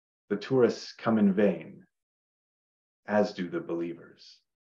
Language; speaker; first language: English; native; English